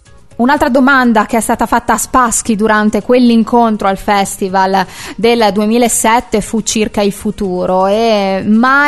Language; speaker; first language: Italian; native; Italian